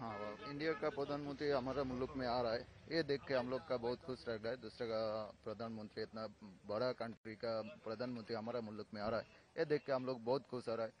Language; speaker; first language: Hindi; non-native, learner; Bangla